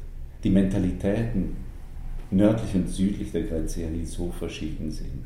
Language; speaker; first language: German; native; German